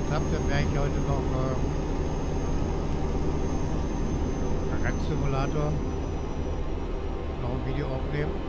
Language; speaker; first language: German; native; German